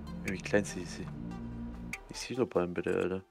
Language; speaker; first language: German; native; German